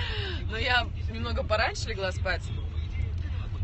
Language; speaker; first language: Russian; native; Russian